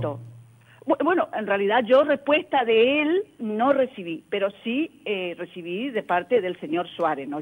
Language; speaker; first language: Spanish; native; Spanish